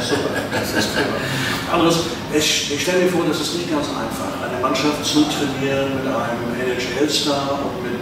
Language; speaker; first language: German; native; German